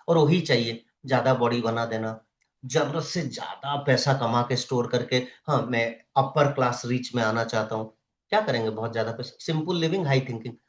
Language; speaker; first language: Hindi; non-native, local second language; Odia